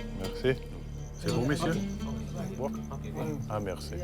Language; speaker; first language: French; non-native, learner; German